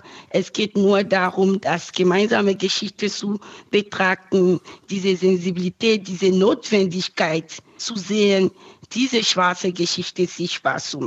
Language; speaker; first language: German; non-native, fluent; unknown